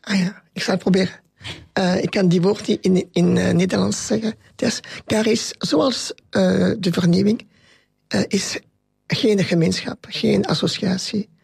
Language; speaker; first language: Dutch; non-native, local second language; French